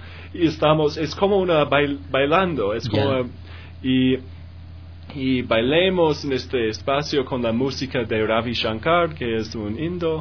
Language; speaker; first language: Spanish; non-native, learner; English